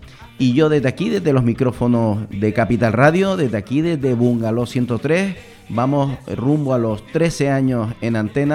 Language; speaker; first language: Spanish; native; Spanish